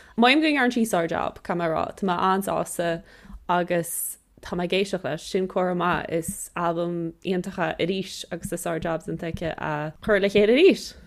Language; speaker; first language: Irish; non-native, local second language; English